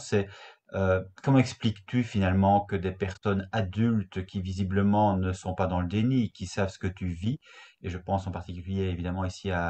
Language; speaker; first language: French; native; French